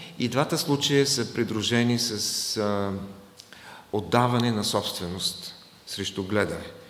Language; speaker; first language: Bulgarian; non-native, fluent; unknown